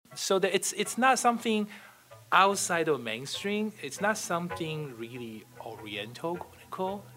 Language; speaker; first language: English; non-native, fluent; Chinese